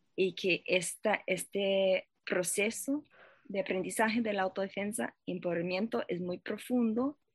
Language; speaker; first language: Spanish; non-native, fluent; English